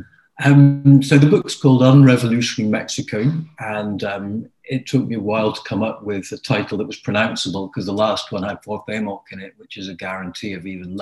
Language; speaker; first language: English; native; English